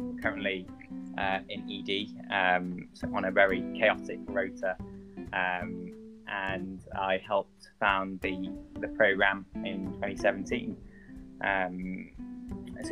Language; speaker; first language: English; native; English